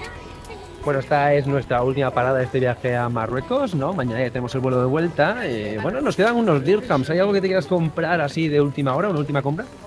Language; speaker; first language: Spanish; native; Spanish